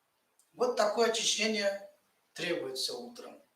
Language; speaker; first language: Russian; non-native, fluent; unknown